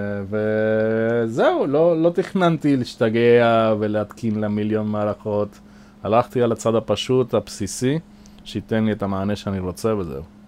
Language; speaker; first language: Hebrew; non-native, fluent; Spanish